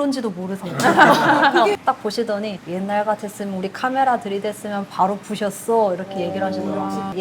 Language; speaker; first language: Korean; native; Korean